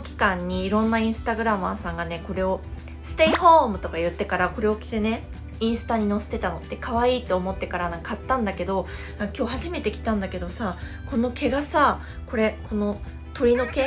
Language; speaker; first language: Japanese; non-native, fluent; Korean